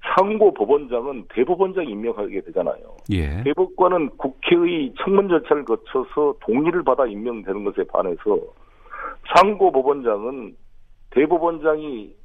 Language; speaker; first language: Korean; native; Korean